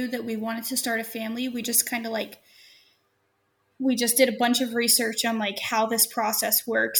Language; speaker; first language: English; native; English